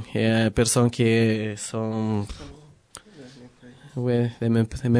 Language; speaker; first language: French; non-native, learner; Spanish